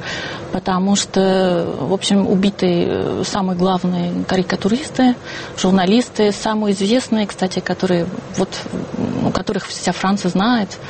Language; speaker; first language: Russian; non-native, fluent; French